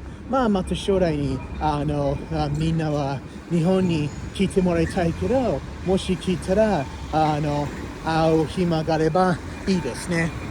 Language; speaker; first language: Japanese; non-native, learner; English